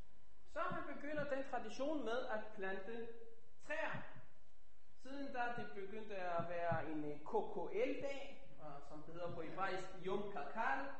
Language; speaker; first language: Danish; non-native, fluent; Hebrew